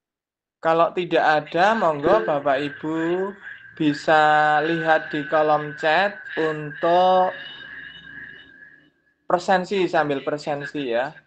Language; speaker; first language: Indonesian; native; Indonesian